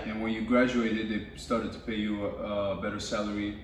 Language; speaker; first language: English; non-native, fluent; Turkish